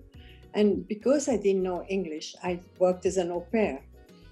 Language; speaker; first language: English; non-native, local second language; Kachhi